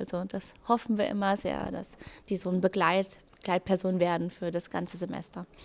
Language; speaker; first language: German; native; German